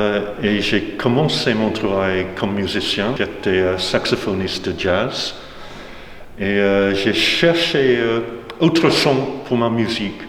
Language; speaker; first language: French; non-native, fluent; English